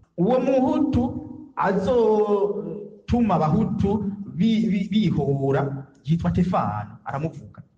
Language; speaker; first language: Rundi; native; Rundi